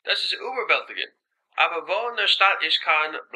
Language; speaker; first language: German; non-native, learner; English